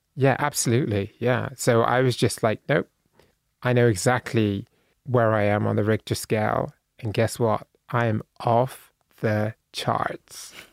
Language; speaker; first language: English; native; English